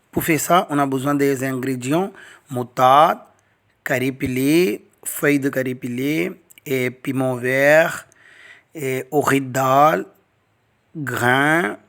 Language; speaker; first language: French; non-native, learner; Tamil